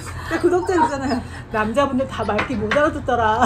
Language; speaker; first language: Korean; native; Korean